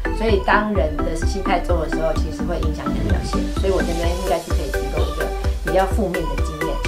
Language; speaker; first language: Chinese; native; Chinese